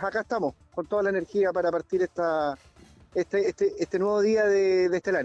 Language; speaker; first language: Spanish; native; Spanish